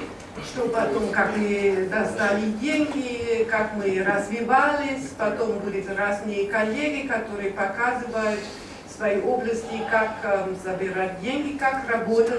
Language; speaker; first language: Russian; non-native, learner; German